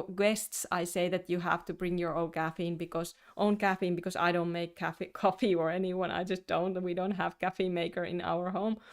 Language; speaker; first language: English; non-native, fluent; Finnish